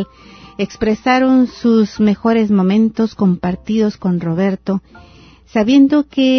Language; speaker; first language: Spanish; native; Spanish